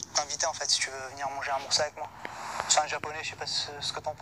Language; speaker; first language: French; native; French